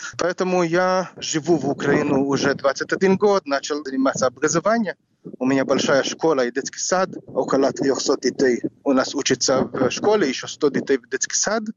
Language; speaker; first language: Russian; non-native, fluent; Hebrew